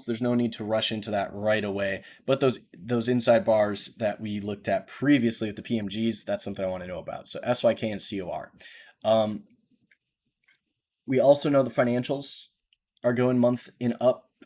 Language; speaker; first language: English; native; English